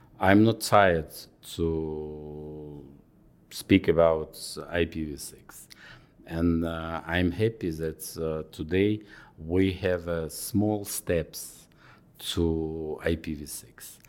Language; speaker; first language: English; non-native, fluent; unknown